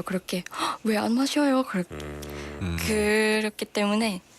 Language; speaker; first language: Korean; non-native, fluent; Indonesian